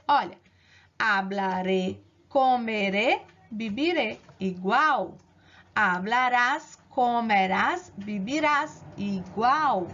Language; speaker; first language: Spanish; non-native, fluent; Portuguese